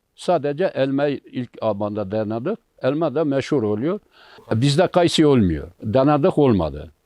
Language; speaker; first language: Turkish; native; Turkish